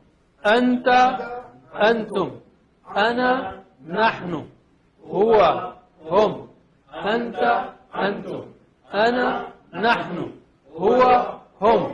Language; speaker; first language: Arabic; non-native, fluent; Urdu